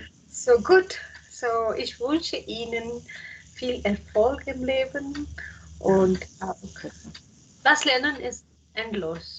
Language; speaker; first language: German; non-native, fluent; Hindi